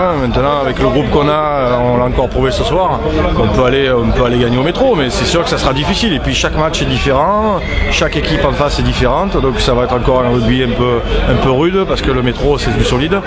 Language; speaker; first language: French; native; French